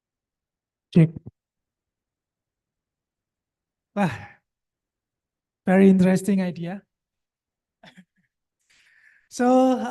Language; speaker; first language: English; non-native, local second language; Indonesian